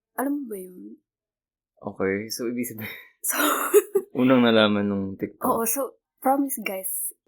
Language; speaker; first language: Filipino; native; Filipino